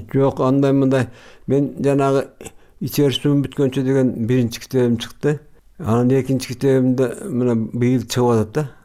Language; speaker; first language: Kyrgyz; native; Kyrgyz